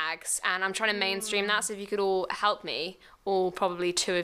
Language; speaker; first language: English; native; English